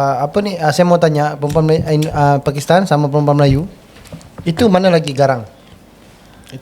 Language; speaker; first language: Malay; native; Malay